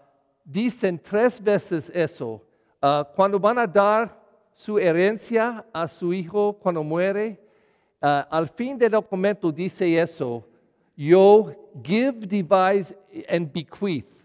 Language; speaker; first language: Spanish; non-native, learner; English